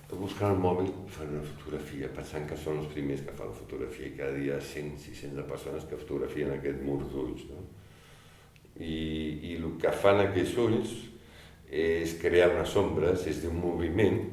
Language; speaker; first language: Catalan; native; Catalan